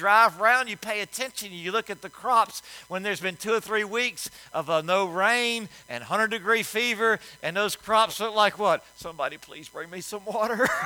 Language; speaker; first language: English; native; English